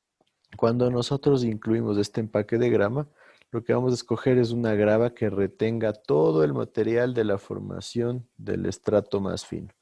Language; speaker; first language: Spanish; native; Spanish